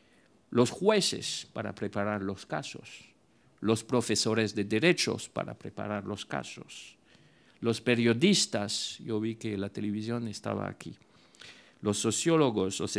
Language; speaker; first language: Spanish; non-native, fluent; French